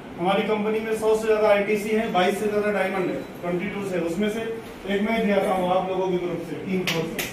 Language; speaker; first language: Hindi; native; Hindi